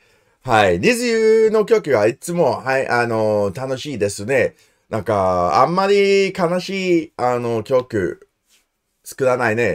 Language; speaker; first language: Japanese; non-native, learner; English